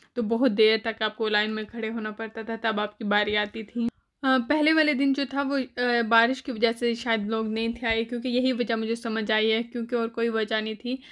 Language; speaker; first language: Urdu; native; Urdu